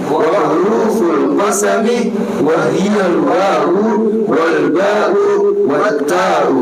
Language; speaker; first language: Arabic; non-native, learner; Indonesian